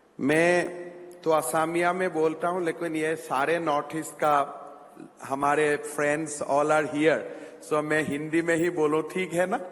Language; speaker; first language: Hindi; non-native, local second language; Assamese